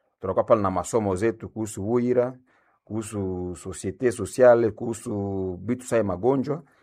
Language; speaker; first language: Swahili; non-native, local second language; Nande